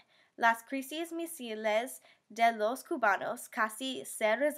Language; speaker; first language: Spanish; non-native, learner; English